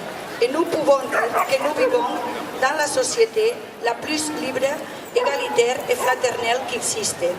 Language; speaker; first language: French; non-native, learner; Spanish